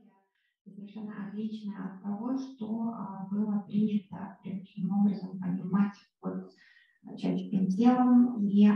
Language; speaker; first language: Russian; native; Russian